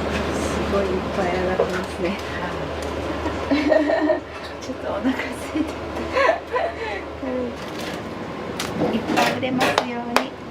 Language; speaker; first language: Japanese; native; Japanese